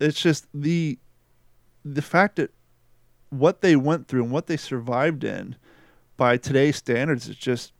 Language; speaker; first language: English; native; English